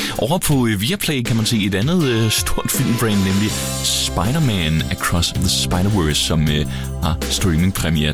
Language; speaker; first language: Danish; native; Danish